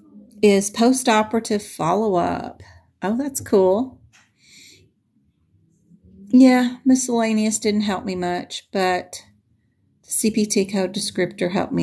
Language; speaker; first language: English; native; English